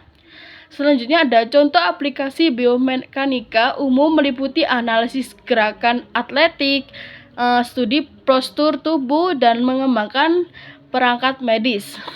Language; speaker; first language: Indonesian; native; Indonesian